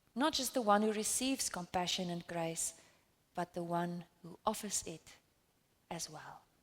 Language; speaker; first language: English; non-native, local second language; Afrikaans